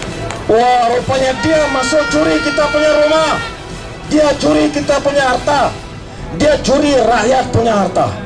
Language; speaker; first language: Malay; native; Malay